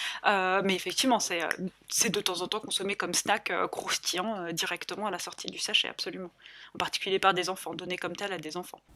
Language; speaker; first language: French; native; French